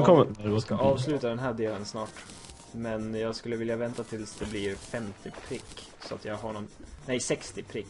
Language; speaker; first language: Swedish; native; Swedish